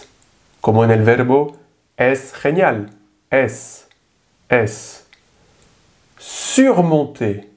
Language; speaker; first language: Spanish; non-native, fluent; French